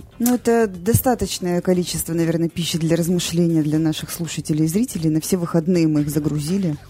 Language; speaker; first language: Russian; native; Russian